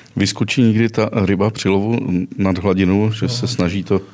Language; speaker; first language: Czech; native; Czech